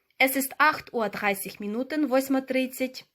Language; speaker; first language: German; non-native, fluent; Ukrainian